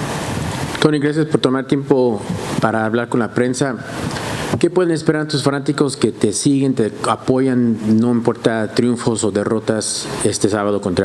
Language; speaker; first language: Spanish; native; Spanish